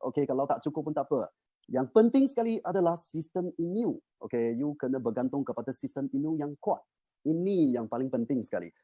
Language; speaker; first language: Malay; non-native, local second language; Chinese